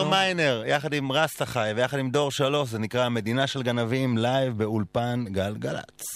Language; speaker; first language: Hebrew; native; Hebrew